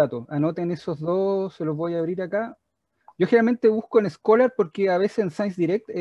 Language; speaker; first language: Spanish; native; Spanish